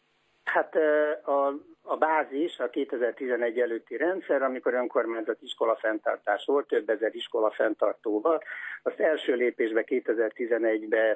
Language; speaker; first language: Hungarian; native; Hungarian